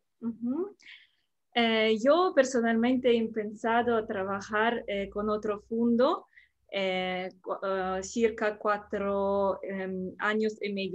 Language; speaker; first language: Spanish; non-native, learner; Russian